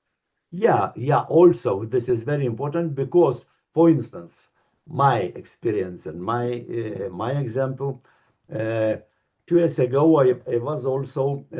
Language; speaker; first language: English; non-native, learner; Lithuanian